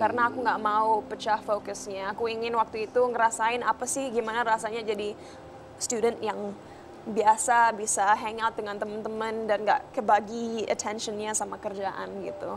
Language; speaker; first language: Indonesian; early bilingual, heritage; Indonesian